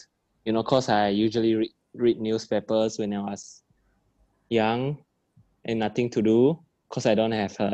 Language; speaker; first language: English; non-native, local second language; Chinese